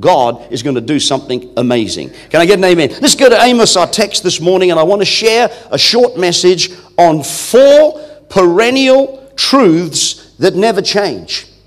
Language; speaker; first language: English; native; English